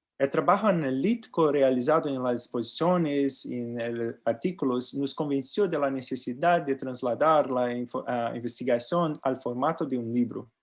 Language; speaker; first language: Spanish; non-native, learner; Portuguese